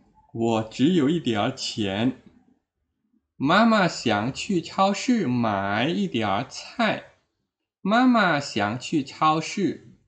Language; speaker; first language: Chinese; non-native, fluent; Indonesian